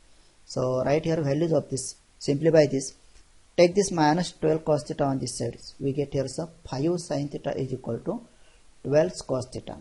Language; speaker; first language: English; non-native, local second language; Marathi